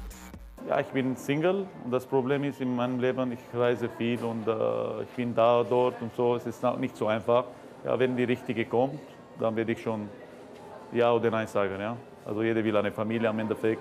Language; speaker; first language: German; non-native, fluent; Arabic